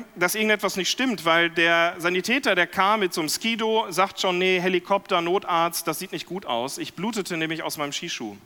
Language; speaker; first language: German; native; German